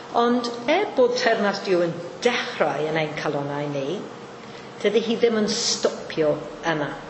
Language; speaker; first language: Welsh; non-native, fluent; Maltese